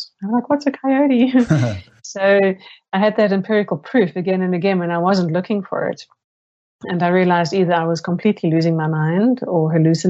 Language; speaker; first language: English; native; English